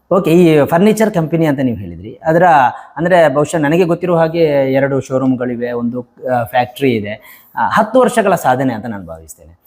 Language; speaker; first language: Kannada; native; Kannada